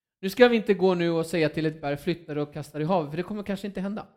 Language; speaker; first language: Swedish; non-native, fluent; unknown